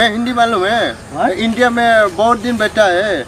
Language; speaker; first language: Hindi; non-native, learner; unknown